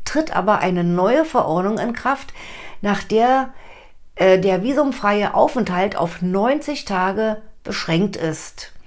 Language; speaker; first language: German; native; German